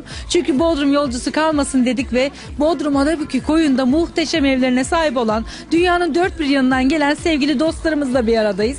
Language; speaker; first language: Turkish; native; Turkish